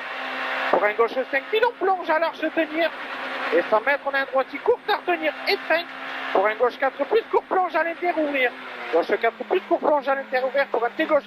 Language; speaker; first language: French; native; French